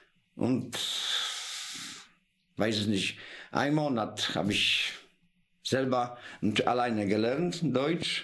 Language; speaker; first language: German; non-native, learner; Polish